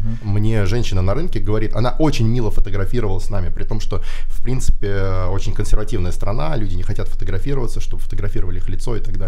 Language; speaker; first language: Russian; native; Russian